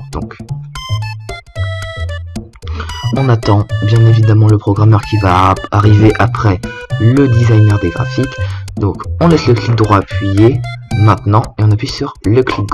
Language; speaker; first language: French; native; French